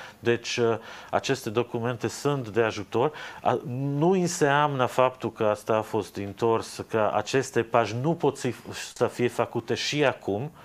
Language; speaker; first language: Romanian; non-native, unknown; Slovak